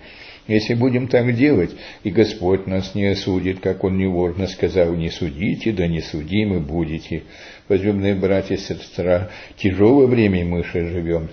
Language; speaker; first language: Russian; early bilingual, heritage; Russian